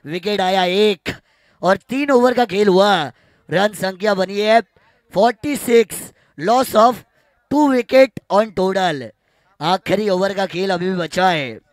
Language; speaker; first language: Hindi; non-native, local second language; Marathi